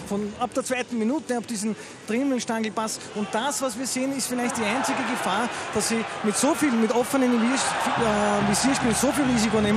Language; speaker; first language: German; native; German